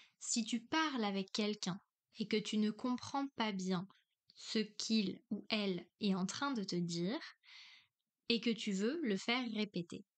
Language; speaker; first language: French; native; French